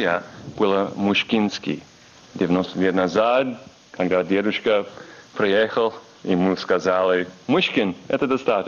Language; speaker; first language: Russian; non-native, fluent; English